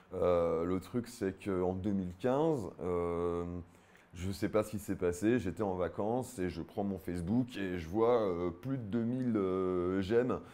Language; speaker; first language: French; native; French